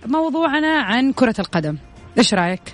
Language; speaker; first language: Arabic; native; Arabic